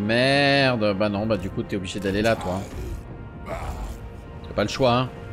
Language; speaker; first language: French; native; French